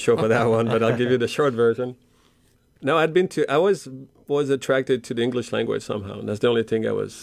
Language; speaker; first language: English; non-native, fluent; French